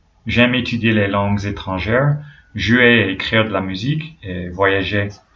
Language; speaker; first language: French; non-native, learner; English